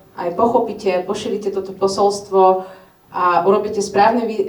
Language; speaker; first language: Slovak; non-native, fluent; Ukrainian